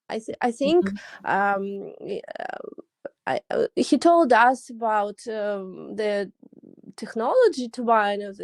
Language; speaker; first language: English; non-native, learner; Russian